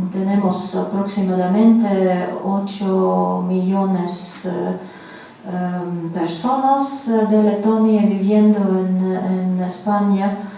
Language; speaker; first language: Spanish; non-native, fluent; Latvian